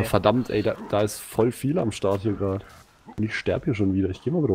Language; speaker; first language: German; native; German